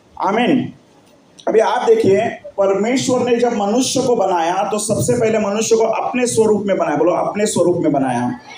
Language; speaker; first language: Hindi; non-native, local second language; Marathi